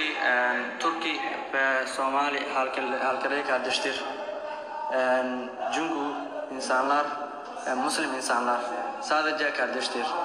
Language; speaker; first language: Turkish; non-native, learner; Somali